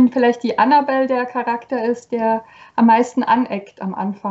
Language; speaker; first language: German; native; German